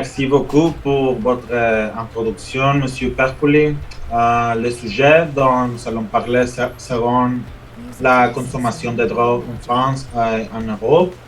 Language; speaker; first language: French; non-native, fluent; Spanish